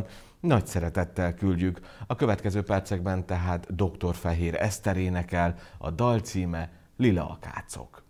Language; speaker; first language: Hungarian; native; Hungarian